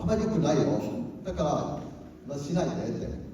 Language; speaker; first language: Japanese; non-native, learner; Cantonese